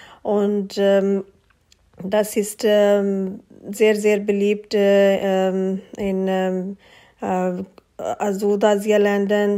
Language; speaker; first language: German; non-native, learner; Urdu